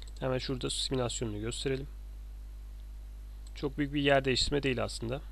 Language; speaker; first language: Turkish; native; Turkish